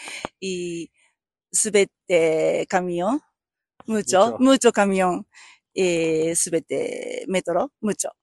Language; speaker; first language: Spanish; non-native, learner; Japanese